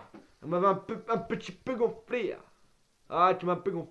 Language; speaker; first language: French; native; French